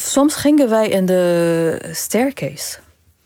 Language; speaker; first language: Dutch; non-native, fluent; Arabic